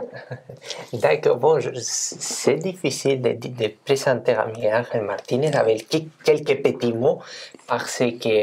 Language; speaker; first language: French; non-native, fluent; Spanish